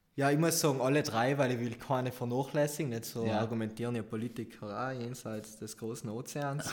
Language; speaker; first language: German; native; German